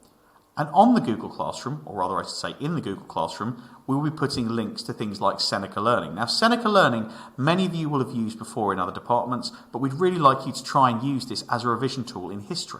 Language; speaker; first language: English; native; English